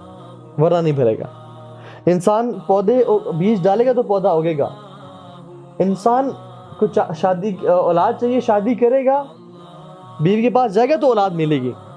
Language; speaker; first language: Urdu; native; Urdu